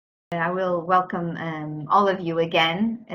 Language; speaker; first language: English; non-native, fluent; Portuguese